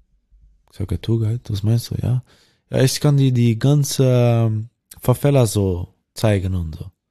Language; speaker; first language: German; non-native, learner; Dutch